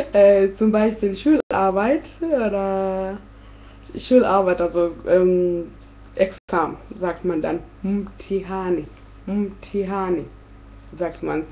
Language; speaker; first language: German; non-native, fluent; Swahili